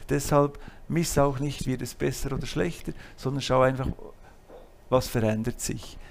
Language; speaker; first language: German; native; German